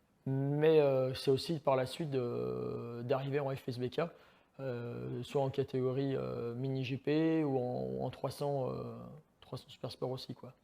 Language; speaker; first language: French; native; French